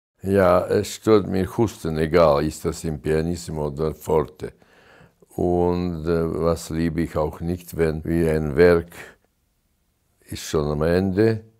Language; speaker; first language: German; non-native, fluent; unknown